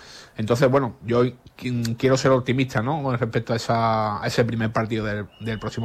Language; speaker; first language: Spanish; native; Spanish